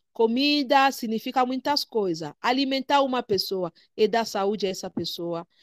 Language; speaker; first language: Portuguese; non-native, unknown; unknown